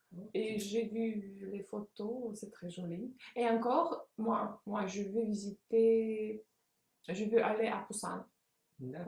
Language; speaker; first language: French; non-native, fluent; Russian